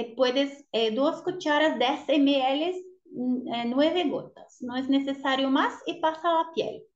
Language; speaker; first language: Spanish; non-native, learner; Portuguese